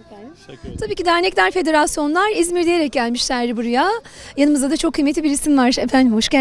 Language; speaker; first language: Turkish; native; Turkish